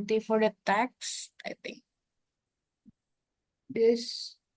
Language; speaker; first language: English; non-native, learner; Indonesian